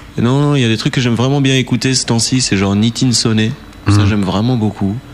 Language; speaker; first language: French; early bilingual, heritage; French